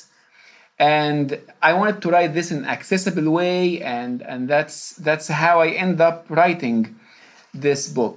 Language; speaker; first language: English; non-native, fluent; Arabic